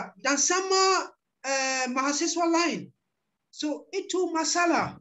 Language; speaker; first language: Indonesian; non-native, learner; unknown